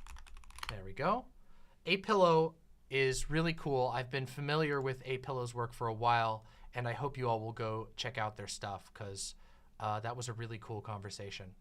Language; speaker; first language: English; native; English